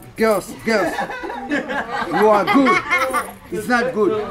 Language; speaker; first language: English; non-native, learner; Haitian Creole